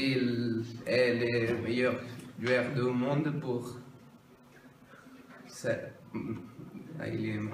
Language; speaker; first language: French; non-native, learner; Spanish